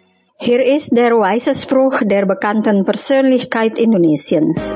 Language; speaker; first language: German; non-native, fluent; Indonesian